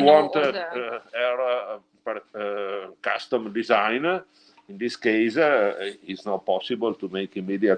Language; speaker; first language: English; non-native, learner; Italian